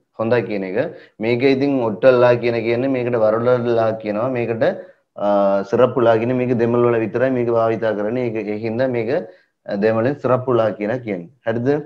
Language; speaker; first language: Sinhala; native; Sinhala